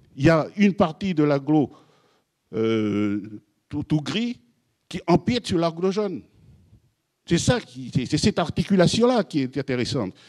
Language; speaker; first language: French; non-native, local second language; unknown